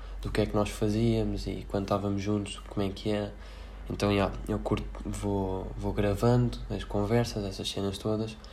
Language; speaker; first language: Portuguese; native; Portuguese